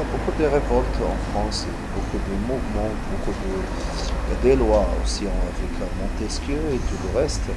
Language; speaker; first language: French; non-native, local second language; Arabic